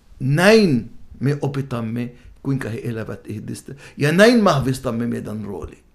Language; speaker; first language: Finnish; non-native, fluent; Arabic